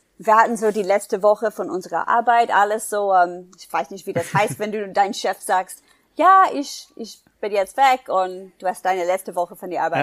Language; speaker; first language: German; non-native, fluent; English